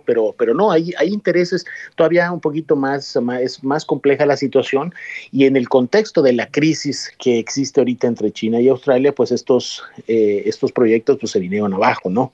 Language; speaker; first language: Spanish; native; Spanish